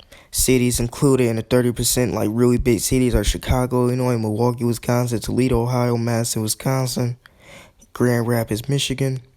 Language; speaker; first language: English; native; English